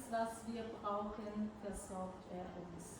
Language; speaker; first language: German; non-native, fluent; Bulgarian